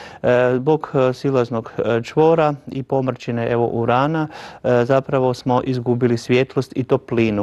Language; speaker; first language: Croatian; native; Croatian